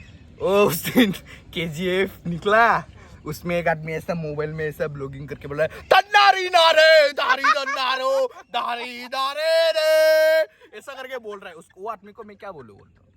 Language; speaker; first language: Hindi; non-native, local second language; Bodo